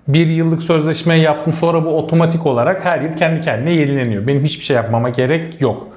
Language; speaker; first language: Turkish; native; Turkish